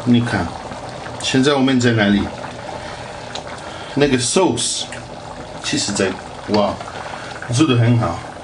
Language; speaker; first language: Chinese; non-native, fluent; Italian